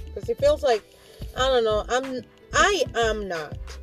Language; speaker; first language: English; early bilingual, other home language; Spanish